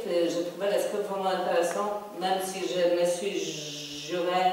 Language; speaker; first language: French; non-native, fluent; Polish